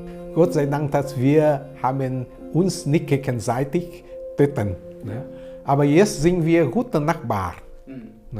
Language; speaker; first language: German; non-native, learner; Vietnamese